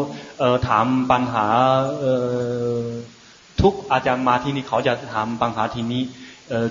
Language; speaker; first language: Thai; non-native, fluent; Chinese